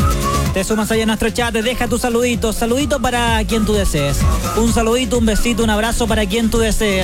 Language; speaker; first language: Spanish; native; Spanish